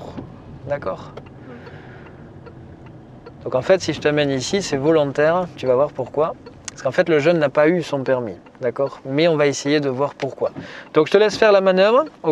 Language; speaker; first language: French; native; French